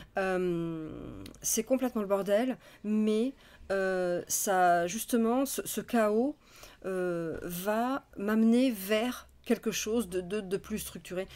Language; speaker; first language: French; native; French